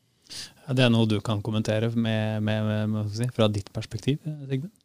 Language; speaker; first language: Norwegian; native; Norwegian